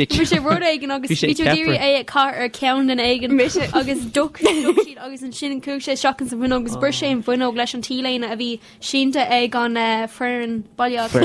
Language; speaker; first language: Irish; non-native, local second language; English